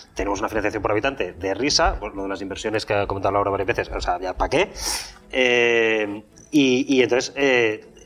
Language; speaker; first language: Spanish; non-native, local second language; Catalan